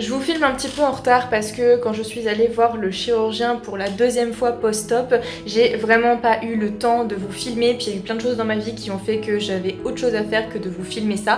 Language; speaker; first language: French; native; French